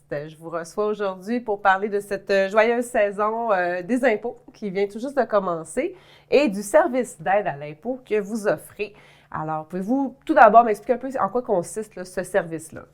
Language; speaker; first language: French; native; French